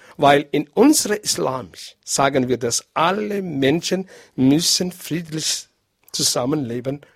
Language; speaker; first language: German; non-native, learner; Arabic